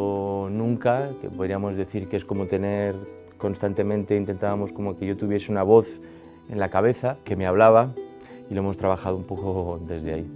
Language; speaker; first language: Spanish; native; Spanish